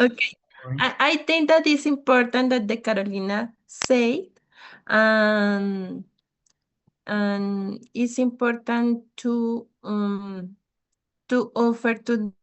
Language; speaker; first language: English; non-native, learner; Spanish